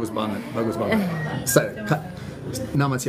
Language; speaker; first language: Indonesian; non-native, learner; English